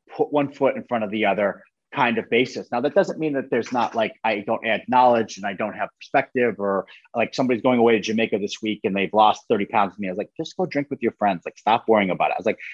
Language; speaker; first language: English; native; English